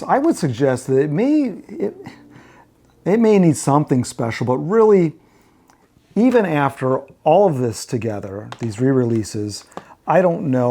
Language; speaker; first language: English; native; English